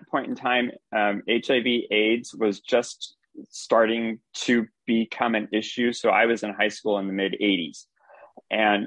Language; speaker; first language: English; native; English